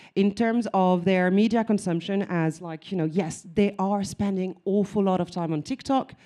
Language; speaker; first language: English; non-native, fluent; French